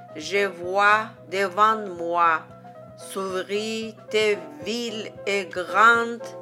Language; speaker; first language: French; non-native, fluent; Azerbaijani